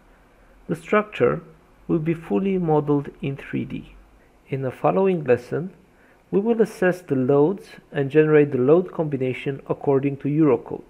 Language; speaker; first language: English; non-native, fluent; Romanian